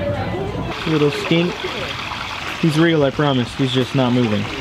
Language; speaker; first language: English; native; English